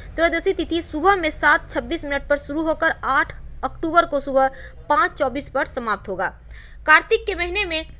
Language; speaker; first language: Hindi; native; Hindi